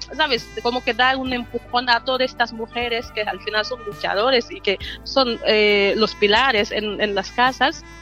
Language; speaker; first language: Spanish; non-native, fluent; Wolof